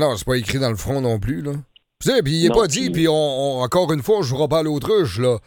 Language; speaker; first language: French; native; French